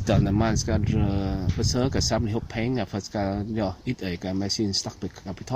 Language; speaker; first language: Swedish; non-native, learner; Vietnamese